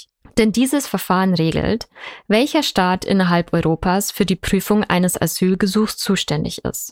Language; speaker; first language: German; native; German